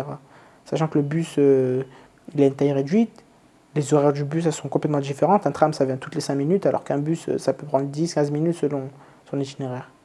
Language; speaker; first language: French; native; French